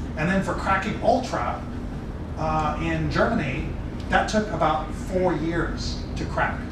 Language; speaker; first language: English; native; English